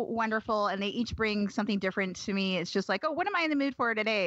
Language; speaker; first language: English; native; English